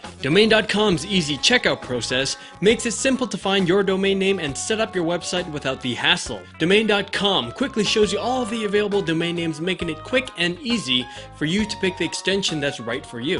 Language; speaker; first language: English; native; English